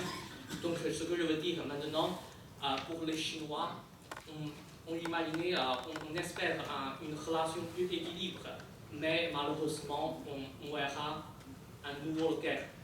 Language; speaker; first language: French; non-native, fluent; Chinese